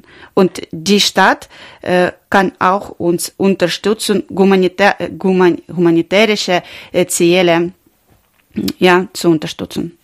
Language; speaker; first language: German; non-native, learner; Ukrainian